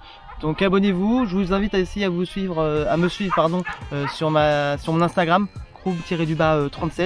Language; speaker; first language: French; native; French